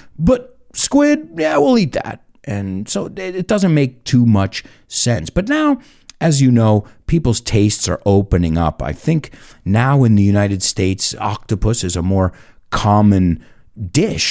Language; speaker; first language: English; native; English